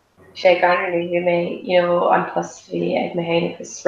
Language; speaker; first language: Irish; non-native, local second language; English